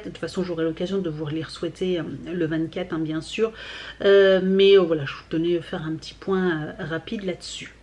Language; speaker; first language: French; native; French